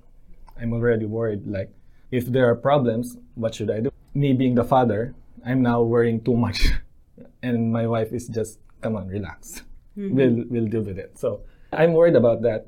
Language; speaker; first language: English; non-native, local second language; Filipino